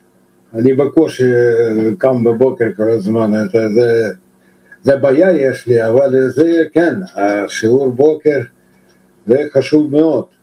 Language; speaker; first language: Hebrew; non-native, fluent; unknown